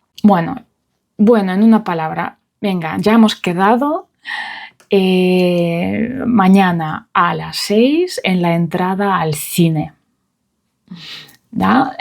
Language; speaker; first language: Spanish; non-native, fluent; Russian